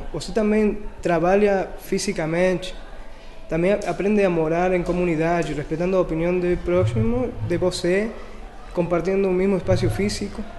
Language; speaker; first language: Portuguese; non-native, fluent; Spanish